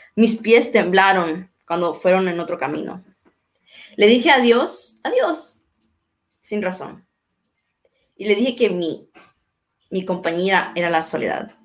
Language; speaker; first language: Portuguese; non-native, learner; Spanish